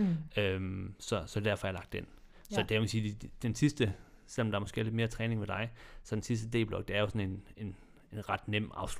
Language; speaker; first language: Danish; native; Danish